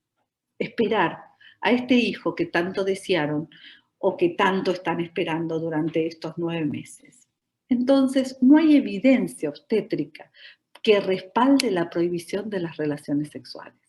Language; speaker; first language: Spanish; native; Spanish